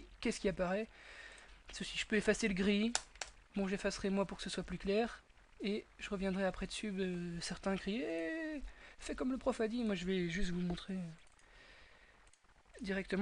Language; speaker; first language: French; native; French